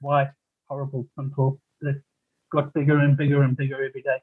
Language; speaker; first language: English; native; English